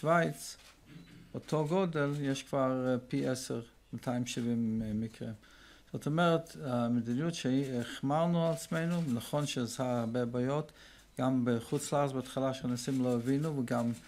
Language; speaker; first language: Hebrew; non-native, fluent; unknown